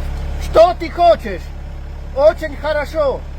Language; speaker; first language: Russian; non-native, learner; Slovak